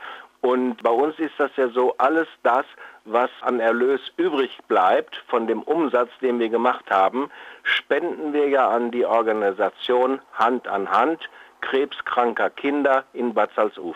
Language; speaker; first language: German; native; German